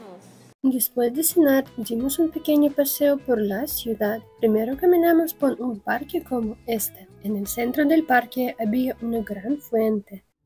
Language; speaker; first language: Spanish; non-native, fluent; Russian